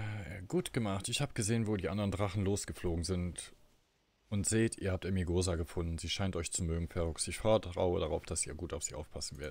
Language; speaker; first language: German; native; German